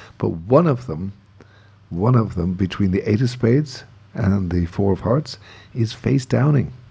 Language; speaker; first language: English; native; English